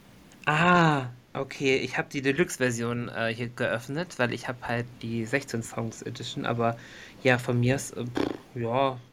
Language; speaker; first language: German; native; German